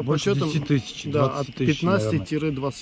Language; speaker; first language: Russian; non-native, local second language; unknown